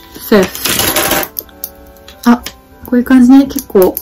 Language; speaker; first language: Japanese; native; Japanese